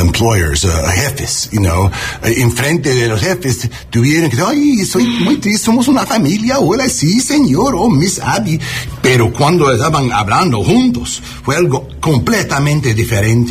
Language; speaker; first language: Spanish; early bilingual, heritage; English